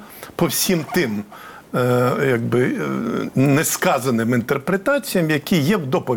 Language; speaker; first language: Ukrainian; native; Ukrainian